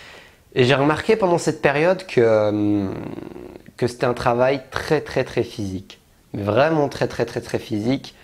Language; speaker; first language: French; native; French